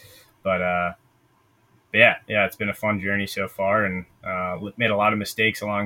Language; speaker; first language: English; native; English